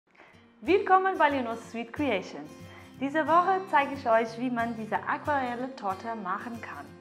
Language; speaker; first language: German; non-native, learner; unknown